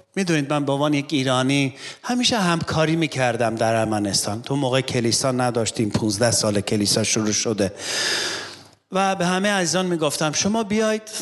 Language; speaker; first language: Persian; non-native, local second language; Armenian